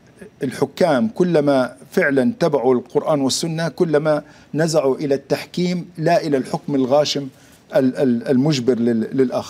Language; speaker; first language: Arabic; native; Arabic